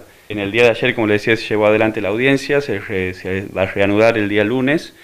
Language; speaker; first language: Spanish; native; Spanish